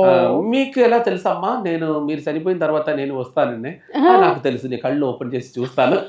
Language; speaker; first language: Telugu; non-native, local second language; Tamil